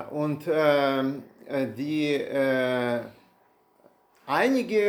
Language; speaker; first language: German; non-native, learner; Russian